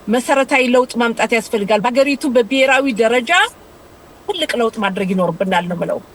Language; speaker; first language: Amharic; native; Amharic